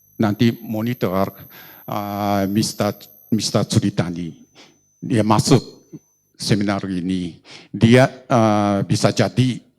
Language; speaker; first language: Indonesian; non-native, learner; Japanese